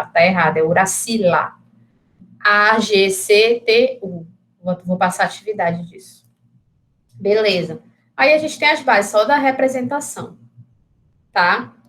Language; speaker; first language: Portuguese; native; Portuguese